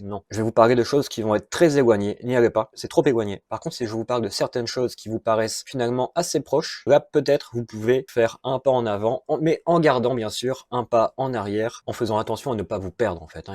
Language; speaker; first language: French; native; French